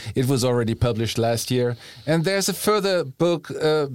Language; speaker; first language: English; non-native, fluent; German